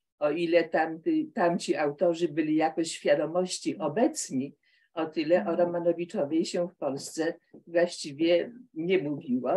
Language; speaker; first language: Polish; native; Polish